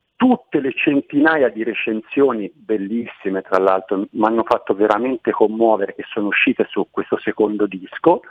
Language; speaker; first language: Italian; native; Italian